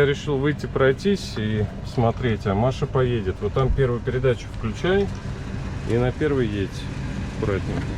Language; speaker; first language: Russian; native; Russian